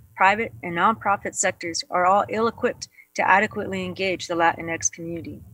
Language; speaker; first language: English; native; English